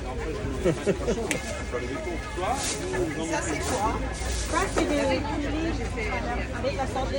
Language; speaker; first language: French; non-native, learner; Thai